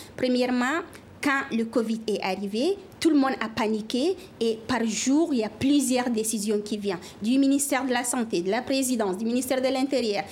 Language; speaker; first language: French; non-native, local second language; Fula